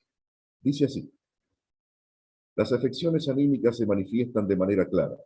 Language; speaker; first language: Spanish; native; Spanish